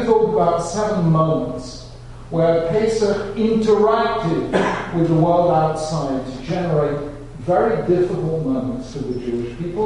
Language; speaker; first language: English; native; English